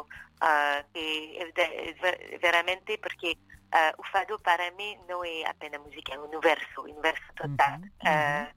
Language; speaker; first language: Portuguese; non-native, fluent; French